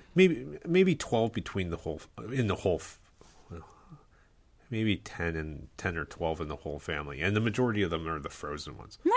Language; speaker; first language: English; native; English